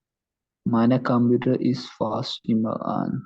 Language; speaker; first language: German; non-native, learner; Malayalam